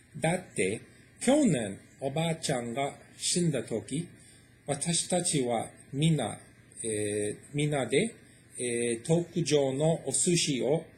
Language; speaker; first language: Japanese; non-native, fluent; English